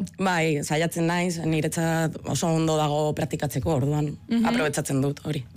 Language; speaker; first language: Basque; non-native, local second language; Spanish